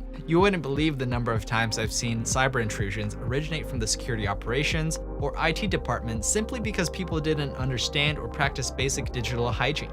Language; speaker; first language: English; native; English